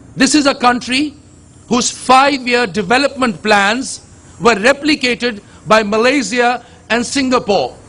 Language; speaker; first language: English; non-native, local second language; Urdu